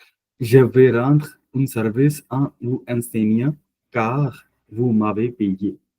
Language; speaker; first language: French; non-native, fluent; Hindi